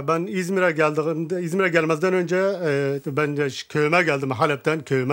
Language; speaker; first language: Turkish; non-native, learner; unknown